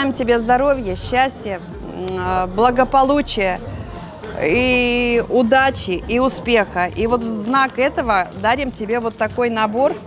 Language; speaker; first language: Russian; native; Russian